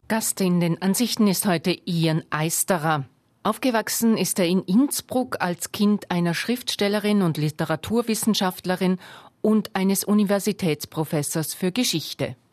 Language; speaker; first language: German; native; German